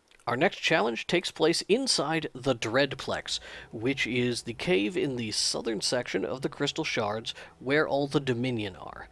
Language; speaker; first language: English; native; English